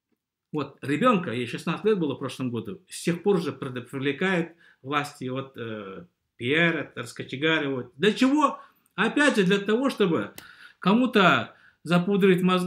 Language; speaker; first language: Russian; native; Russian